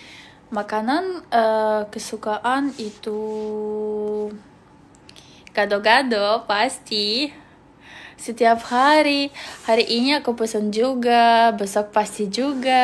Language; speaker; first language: Indonesian; non-native, learner; Russian